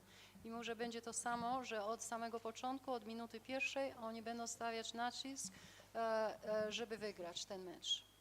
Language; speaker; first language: Polish; non-native, fluent; Albanian